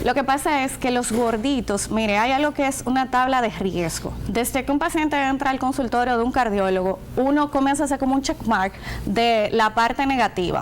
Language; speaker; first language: Spanish; native; Spanish